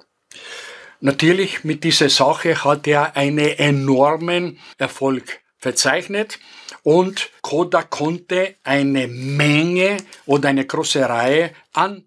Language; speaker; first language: German; non-native, fluent; Greek